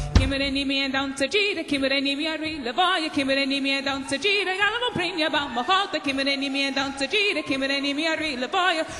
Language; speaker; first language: English; native; English